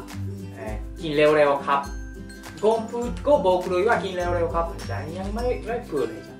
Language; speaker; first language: Thai; non-native, fluent; Japanese